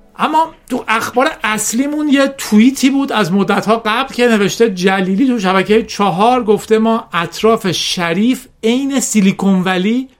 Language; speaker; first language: Persian; non-native, local second language; Azerbaijani